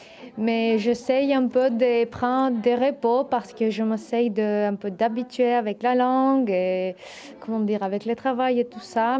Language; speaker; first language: French; non-native, learner; Greek